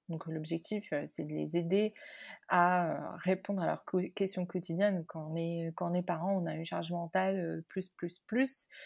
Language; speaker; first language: French; non-native, local second language; Arabic